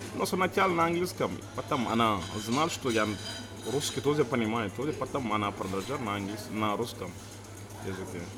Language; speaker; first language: Russian; non-native, learner; Wolof